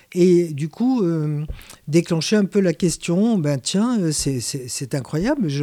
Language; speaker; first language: French; native; French